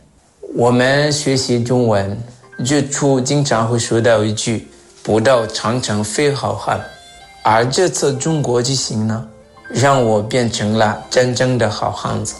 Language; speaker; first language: Chinese; non-native, fluent; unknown